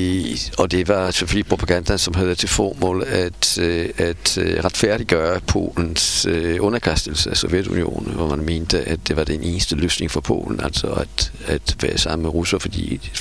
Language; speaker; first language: Danish; non-native, fluent; Polish